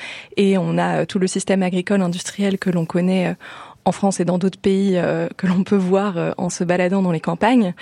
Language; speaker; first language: French; native; French